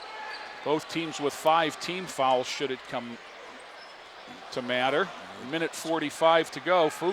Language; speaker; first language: English; native; English